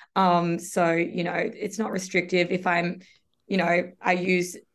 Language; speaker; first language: English; native; English